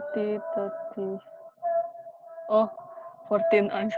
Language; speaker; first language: English; non-native, learner; Indonesian